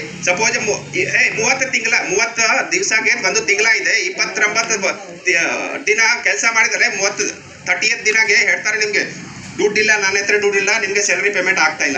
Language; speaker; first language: Kannada; non-native, learner; Hindi